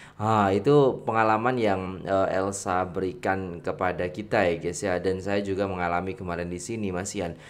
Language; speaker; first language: Indonesian; native; Indonesian